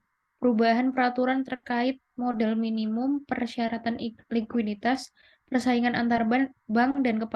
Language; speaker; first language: Indonesian; native; Indonesian